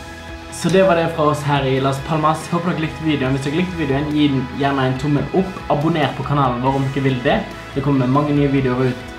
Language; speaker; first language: Norwegian; native; Norwegian